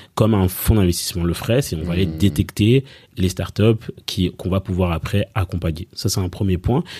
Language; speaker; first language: French; native; French